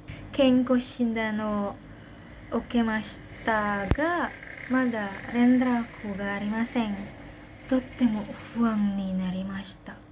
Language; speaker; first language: Japanese; non-native, learner; Indonesian